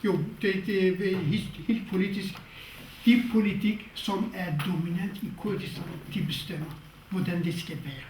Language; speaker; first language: Danish; non-native, fluent; Kurdish